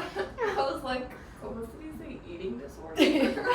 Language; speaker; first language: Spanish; non-native, learner; English